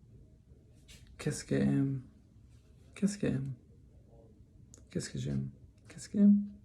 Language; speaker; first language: French; non-native, learner; English